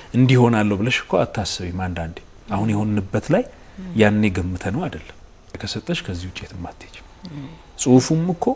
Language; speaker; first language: Amharic; native; Amharic